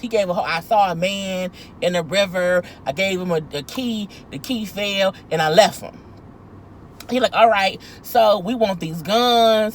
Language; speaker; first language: English; native; English